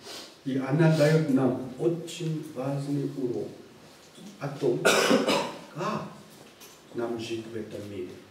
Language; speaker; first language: Russian; non-native, fluent; Korean